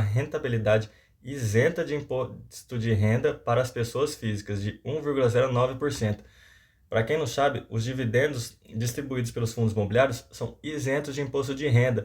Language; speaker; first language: Portuguese; native; Portuguese